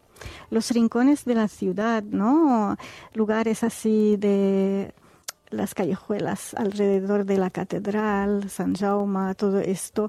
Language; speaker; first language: Spanish; non-native, fluent; Arabic